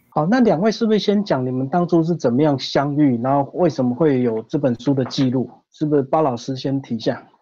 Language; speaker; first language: Chinese; native; Chinese